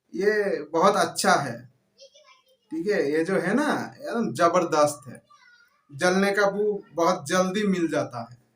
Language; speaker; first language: Hindi; non-native, local second language; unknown